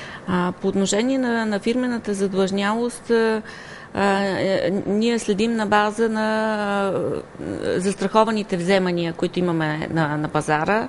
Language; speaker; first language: Bulgarian; native; Bulgarian